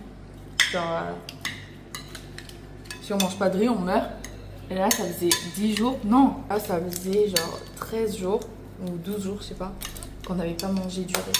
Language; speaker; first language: French; native; French